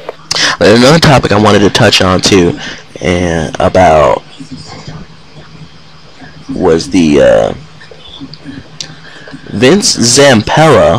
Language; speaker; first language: English; native; English